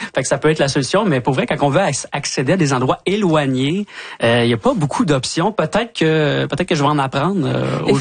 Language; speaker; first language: French; native; French